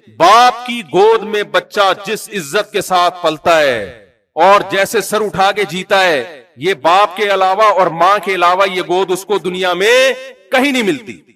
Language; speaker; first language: Urdu; native; Urdu